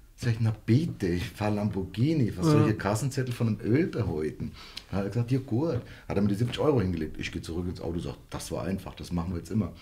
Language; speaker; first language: German; early bilingual, other home language; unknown